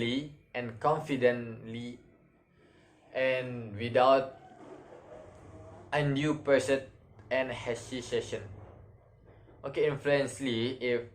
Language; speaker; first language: English; non-native, learner; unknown